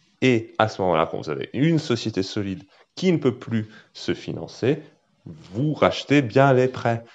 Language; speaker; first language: French; native; French